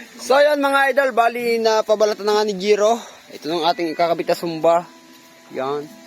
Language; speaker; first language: Filipino; native; Filipino